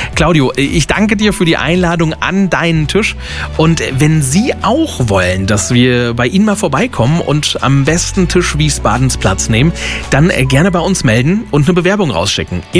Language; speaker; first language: German; native; German